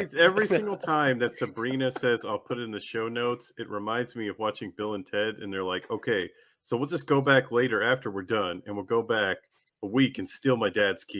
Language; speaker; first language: English; native; English